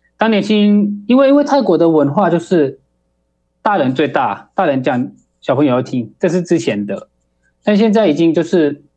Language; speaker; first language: Chinese; early bilingual, heritage; Chinese